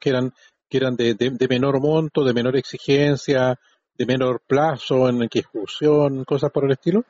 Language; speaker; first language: Spanish; native; Spanish